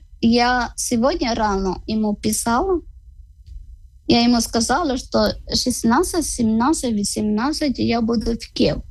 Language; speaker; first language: Ukrainian; non-native, learner; Malayalam